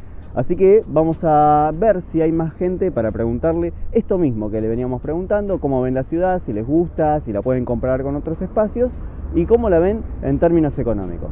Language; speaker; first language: Spanish; native; Spanish